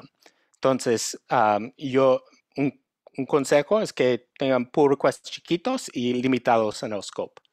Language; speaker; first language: Spanish; non-native, fluent; English